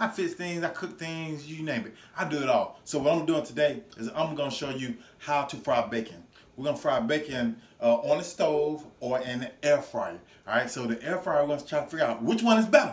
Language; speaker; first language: English; native; English